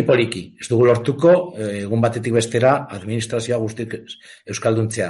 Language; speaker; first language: Basque; native; Basque